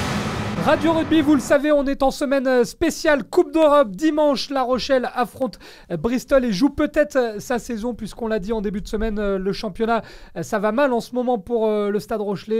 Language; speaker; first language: French; native; French